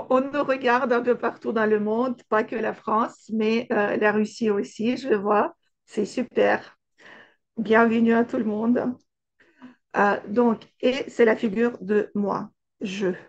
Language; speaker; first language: French; non-native, fluent; Russian